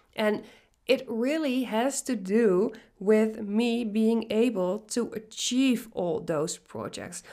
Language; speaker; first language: English; non-native, fluent; Dutch